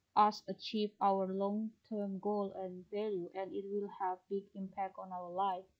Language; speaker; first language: English; non-native, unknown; Indonesian